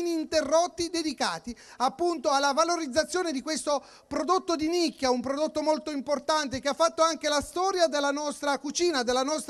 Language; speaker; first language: Italian; native; Italian